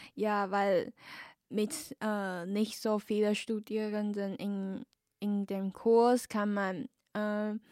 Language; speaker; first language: German; non-native, learner; Chinese